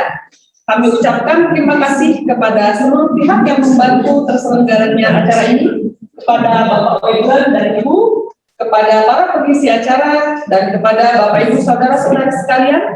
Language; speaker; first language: Indonesian; native; Indonesian